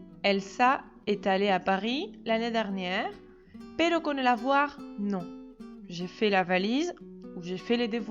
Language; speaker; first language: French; non-native, fluent; Spanish